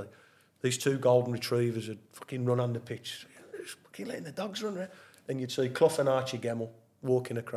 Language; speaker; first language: English; native; English